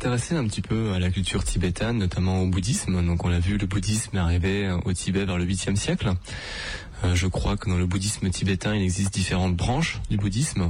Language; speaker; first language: French; native; French